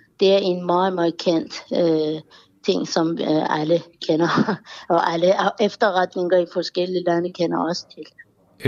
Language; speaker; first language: Danish; non-native, fluent; Persian